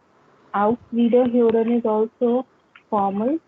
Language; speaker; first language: German; non-native, learner; Hindi